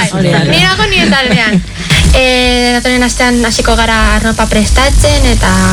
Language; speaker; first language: Basque; non-native, local second language; Spanish